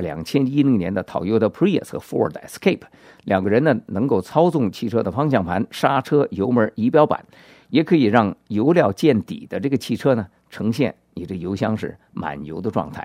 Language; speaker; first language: Chinese; native; Chinese